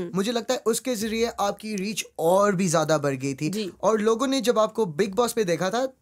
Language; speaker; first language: Hindi; early bilingual, heritage; Urdu